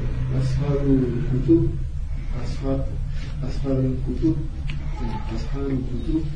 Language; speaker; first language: Arabic; non-native, learner; French